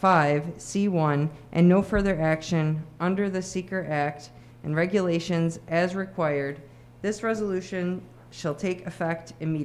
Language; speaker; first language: English; native; English